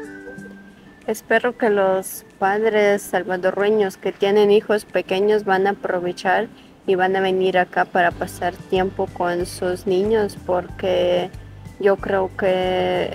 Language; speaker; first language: Spanish; non-native, fluent; Ukrainian